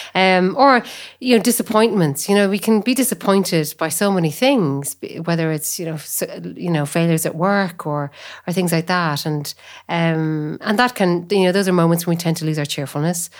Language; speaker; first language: English; native; English